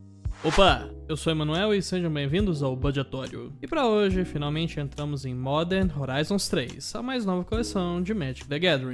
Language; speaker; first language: Portuguese; native; Portuguese